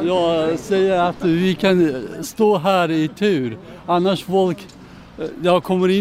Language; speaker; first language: Swedish; non-native, learner; Persian